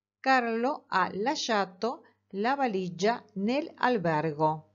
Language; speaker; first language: Italian; non-native, fluent; Spanish